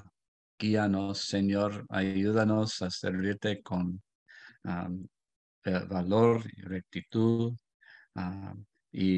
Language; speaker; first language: Spanish; non-native, fluent; English